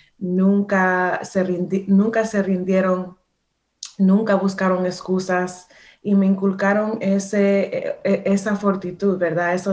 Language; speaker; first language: Spanish; early bilingual, heritage; Spanish